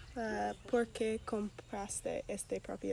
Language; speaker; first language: Spanish; non-native, learner; English